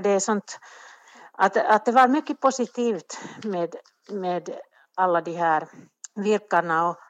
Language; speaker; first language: Swedish; non-native, local second language; Finnish